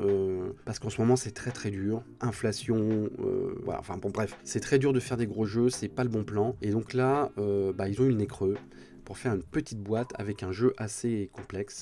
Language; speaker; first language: French; native; French